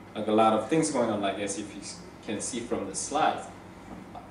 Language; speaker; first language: English; non-native, fluent; Korean